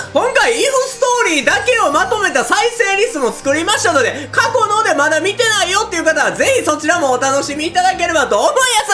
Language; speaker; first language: Japanese; native; Japanese